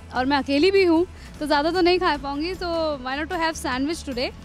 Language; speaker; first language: Hindi; native; Hindi